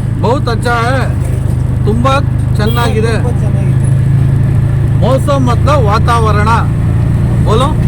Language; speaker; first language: Hindi; non-native, local second language; Kannada